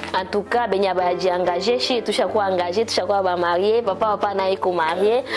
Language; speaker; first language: Swahili; native; Swahili